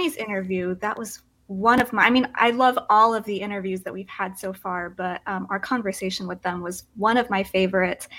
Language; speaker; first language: English; early bilingual, other home language; Filipino